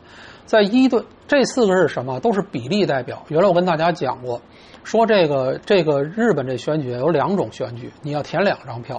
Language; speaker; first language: Chinese; native; Chinese